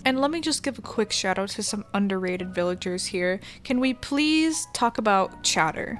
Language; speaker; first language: English; native; English